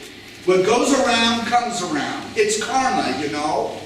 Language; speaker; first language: English; native; English